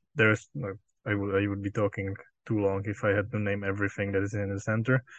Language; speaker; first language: English; non-native, fluent; Czech